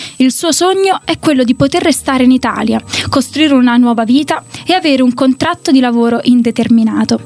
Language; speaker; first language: Italian; native; Italian